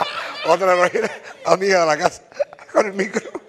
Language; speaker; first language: Spanish; native; Spanish